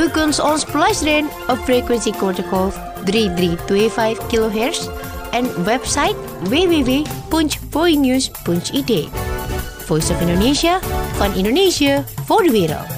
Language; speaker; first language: Dutch; non-native, fluent; Indonesian